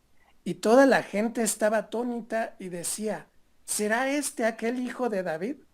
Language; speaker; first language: Spanish; native; Spanish